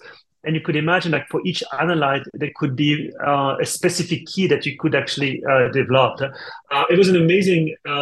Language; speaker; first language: English; non-native, fluent; French